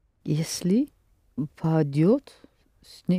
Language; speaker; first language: Russian; non-native, learner; English